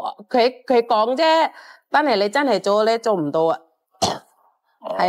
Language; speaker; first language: Cantonese; non-native, fluent; Indonesian